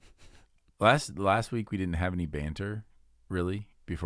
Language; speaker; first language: English; native; English